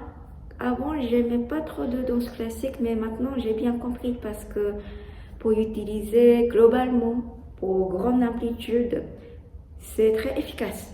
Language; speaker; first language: French; non-native, learner; Japanese